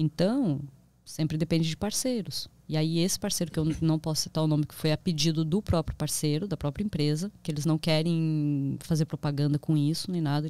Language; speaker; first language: Portuguese; native; Portuguese